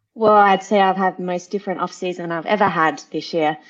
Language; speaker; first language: English; native; English